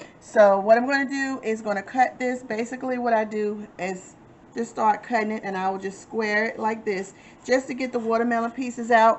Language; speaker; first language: English; native; English